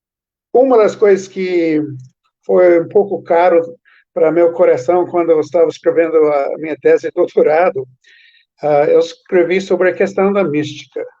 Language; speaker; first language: Portuguese; non-native, fluent; English